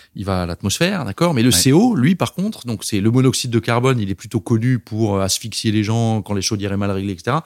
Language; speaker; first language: French; native; French